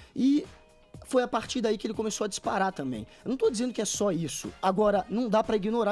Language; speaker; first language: Portuguese; native; Portuguese